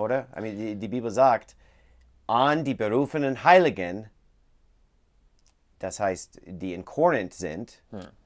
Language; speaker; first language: German; non-native, learner; English